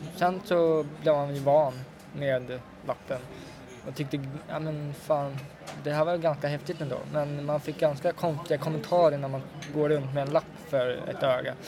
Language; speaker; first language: Swedish; early bilingual, other home language; Russian